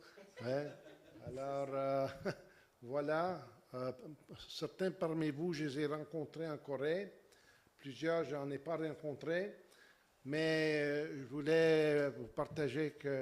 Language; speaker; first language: French; native; French